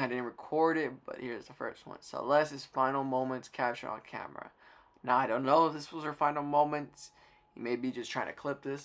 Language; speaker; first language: English; native; English